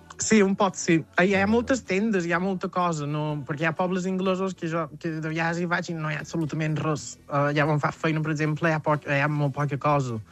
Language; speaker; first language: Catalan; native; Catalan